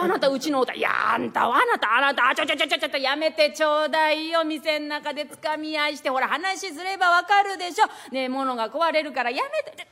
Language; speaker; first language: Japanese; native; Japanese